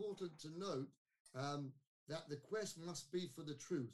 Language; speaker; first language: English; native; English